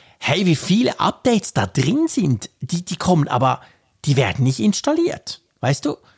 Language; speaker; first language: German; native; German